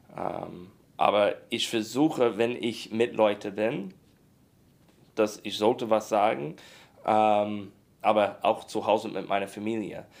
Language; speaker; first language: German; non-native, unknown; English